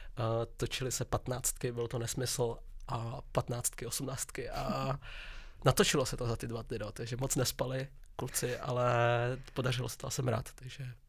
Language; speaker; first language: Czech; early bilingual, other home language; Vietnamese